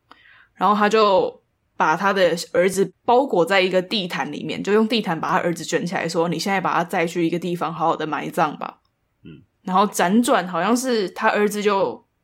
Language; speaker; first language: Chinese; native; Chinese